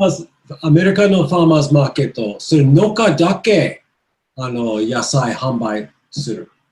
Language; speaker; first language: Japanese; non-native, learner; English